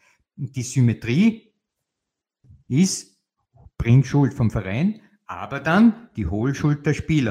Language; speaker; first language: German; native; German